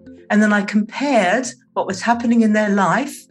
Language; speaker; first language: English; native; English